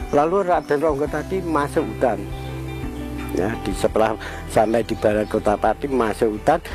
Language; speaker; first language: Indonesian; non-native, local second language; Javanese